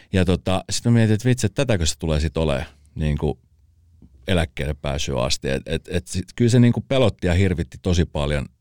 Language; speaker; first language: Finnish; early bilingual, other home language; Spanish